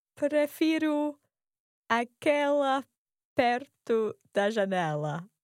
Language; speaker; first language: Portuguese; non-native, learner; English